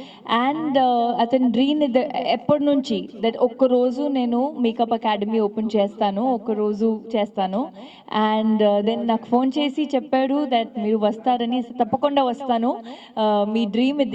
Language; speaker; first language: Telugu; non-native, fluent; Hindi